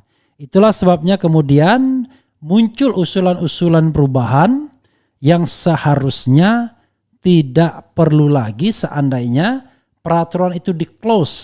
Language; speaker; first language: Indonesian; native; Indonesian